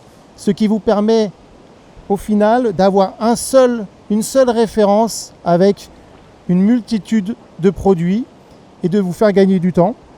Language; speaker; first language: French; native; French